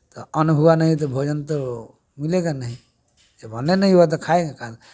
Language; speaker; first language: Hindi; native; Hindi